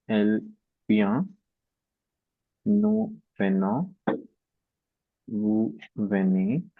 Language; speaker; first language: French; non-native, fluent; Hindi